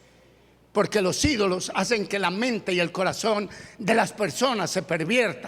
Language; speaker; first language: Spanish; native; Spanish